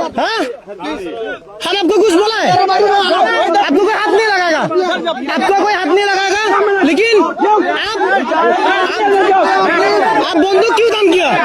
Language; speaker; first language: Hindi; non-native, learner; Bangla